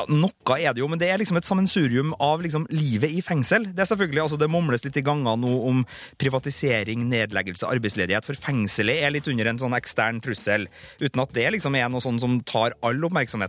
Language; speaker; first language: Norwegian; native; Norwegian